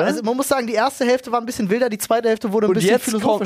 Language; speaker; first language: German; native; German